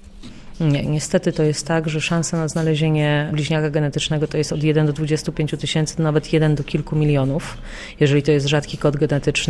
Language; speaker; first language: Polish; native; Polish